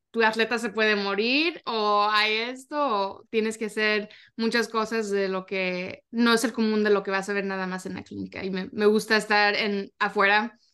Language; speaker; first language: Spanish; early bilingual, heritage; Spanish